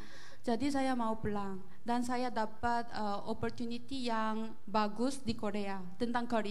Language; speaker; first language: Indonesian; non-native, learner; Korean